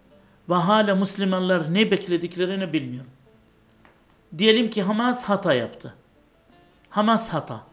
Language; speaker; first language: Turkish; non-native, fluent; Arabic